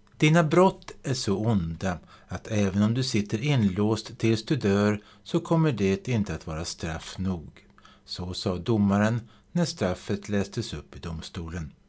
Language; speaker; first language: Swedish; native; Swedish